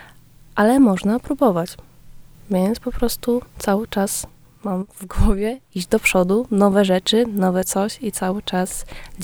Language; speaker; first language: Polish; early bilingual, heritage; Polish